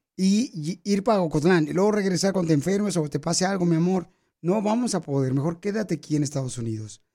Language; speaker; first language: Spanish; native; Spanish